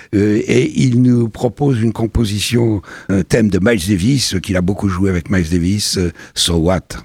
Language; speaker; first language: French; native; French